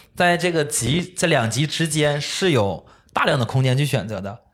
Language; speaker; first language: Chinese; native; Chinese